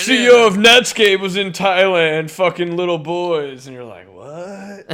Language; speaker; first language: English; native; English